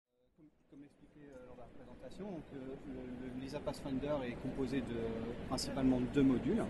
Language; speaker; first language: French; native; French